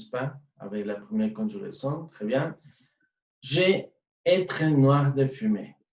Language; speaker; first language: French; non-native, fluent; Spanish